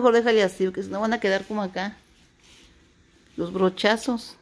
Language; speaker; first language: Spanish; native; Spanish